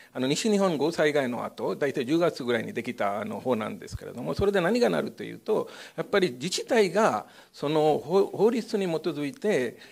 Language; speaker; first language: Japanese; non-native, fluent; Hindi